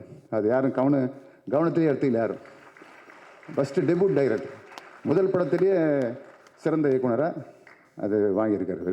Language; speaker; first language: Tamil; native; Tamil